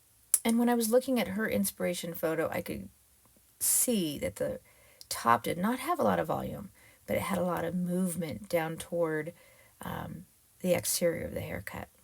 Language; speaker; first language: English; native; English